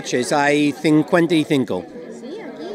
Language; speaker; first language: Spanish; non-native, learner; English